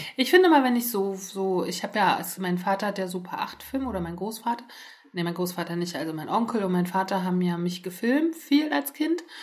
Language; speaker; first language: German; native; German